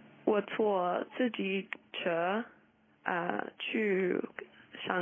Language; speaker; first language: Chinese; non-native, learner; English